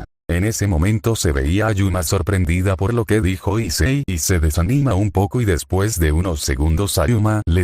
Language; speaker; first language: Spanish; native; Spanish